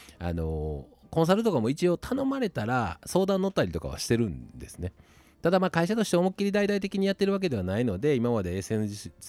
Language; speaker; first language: Japanese; native; Japanese